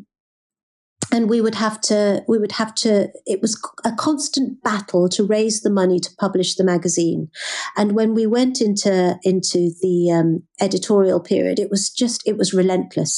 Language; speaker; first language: English; native; English